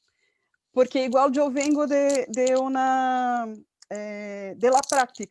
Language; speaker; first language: Spanish; non-native, fluent; Portuguese